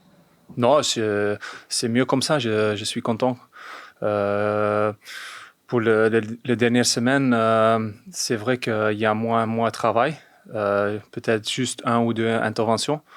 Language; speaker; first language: French; non-native, fluent; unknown